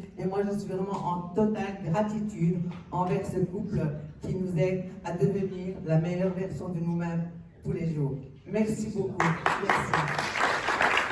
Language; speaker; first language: French; early bilingual, other home language; Arabic